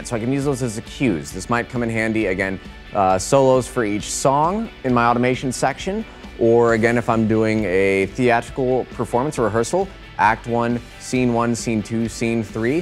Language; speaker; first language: English; native; English